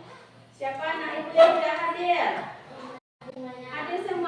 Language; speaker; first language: Indonesian; native; Indonesian